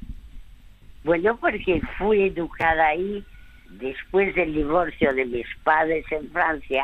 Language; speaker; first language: Spanish; early bilingual, other home language; French